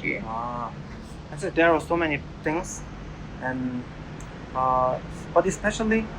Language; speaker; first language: English; non-native, learner; Korean